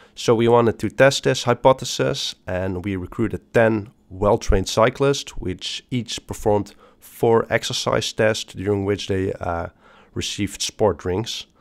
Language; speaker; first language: English; non-native, fluent; Dutch